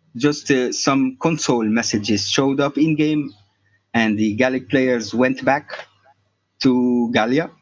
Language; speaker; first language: English; non-native, fluent; Arabic